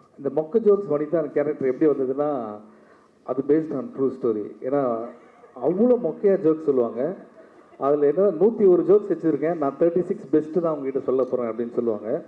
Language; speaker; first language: Tamil; native; Tamil